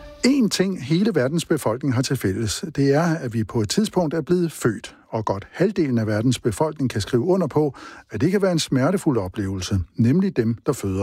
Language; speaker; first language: Danish; native; Danish